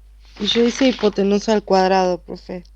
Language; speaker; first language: Spanish; native; Spanish